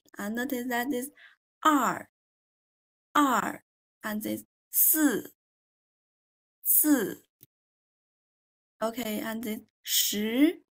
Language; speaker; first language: English; non-native, fluent; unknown